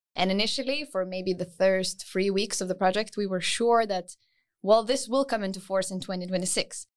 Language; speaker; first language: English; non-native, fluent; Lithuanian